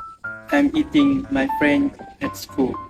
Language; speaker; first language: English; non-native, fluent; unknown